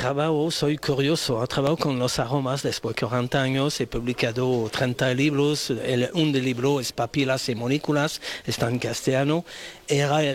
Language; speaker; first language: Spanish; non-native, fluent; English